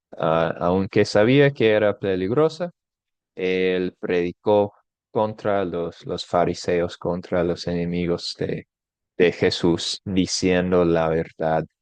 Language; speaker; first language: Spanish; non-native, fluent; English